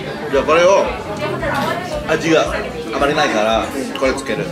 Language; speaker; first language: Japanese; non-native, fluent; Indonesian